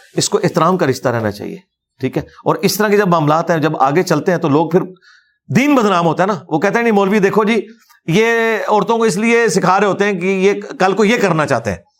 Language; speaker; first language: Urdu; non-native, local second language; Punjabi